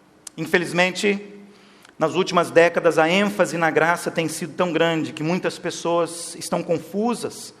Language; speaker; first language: Portuguese; native; Portuguese